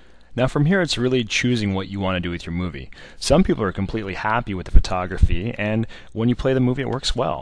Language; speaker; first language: English; native; English